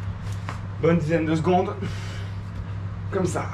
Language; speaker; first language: French; native; French